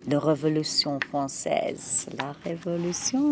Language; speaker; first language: French; non-native, learner; English